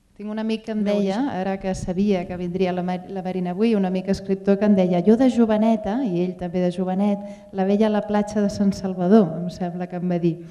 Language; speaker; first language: Catalan; native; Catalan